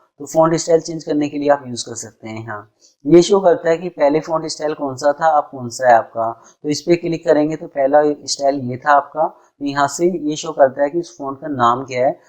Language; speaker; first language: Hindi; native; Hindi